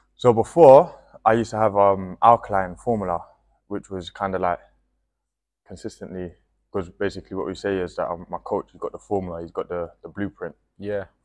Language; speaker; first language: English; native; English